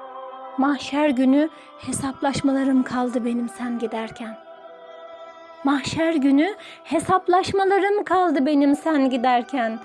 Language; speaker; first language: Turkish; native; Turkish